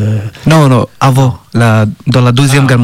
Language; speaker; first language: French; non-native, learner; Bangla